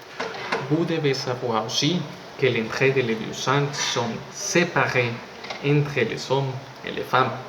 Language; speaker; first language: French; non-native, learner; Spanish